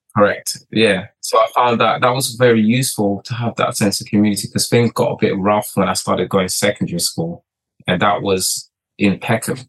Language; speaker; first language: English; early bilingual, other home language; Portuguese